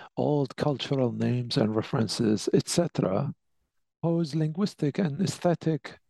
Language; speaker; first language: English; non-native, fluent; Arabic